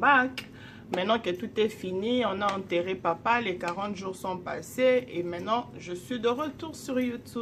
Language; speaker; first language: French; non-native, local second language; Lingala